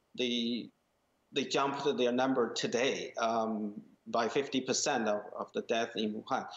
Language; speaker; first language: English; non-native, fluent; Chinese